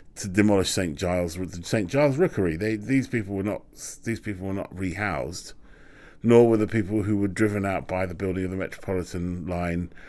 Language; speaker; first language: English; native; English